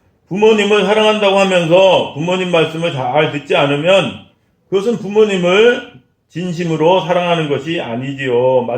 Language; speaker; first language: Korean; native; Korean